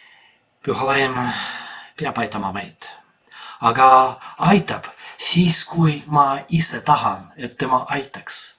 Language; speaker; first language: Estonian; non-native, fluent; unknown